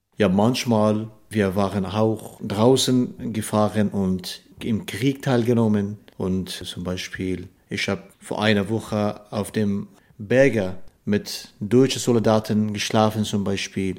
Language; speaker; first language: German; non-native, learner; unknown